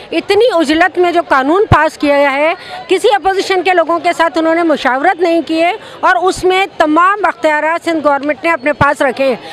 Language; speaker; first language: Urdu; native; Urdu